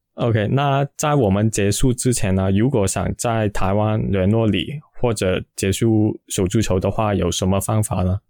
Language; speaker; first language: Chinese; non-native, local second language; Cantonese